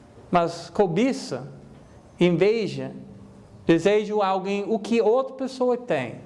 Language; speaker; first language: Portuguese; non-native, fluent; English